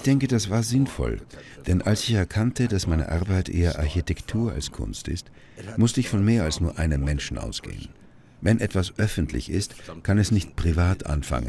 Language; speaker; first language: German; native; German